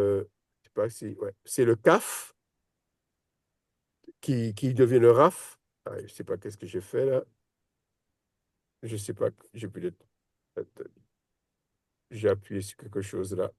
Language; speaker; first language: French; native; French